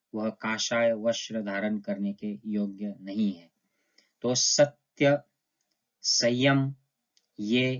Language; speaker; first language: Hindi; non-native, local second language; Marathi